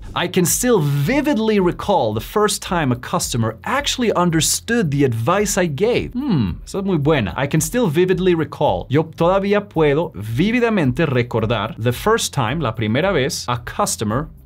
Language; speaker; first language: Spanish; non-native, fluent; Swedish